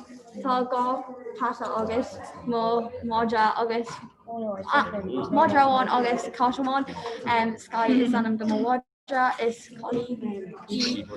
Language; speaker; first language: Irish; non-native, learner; English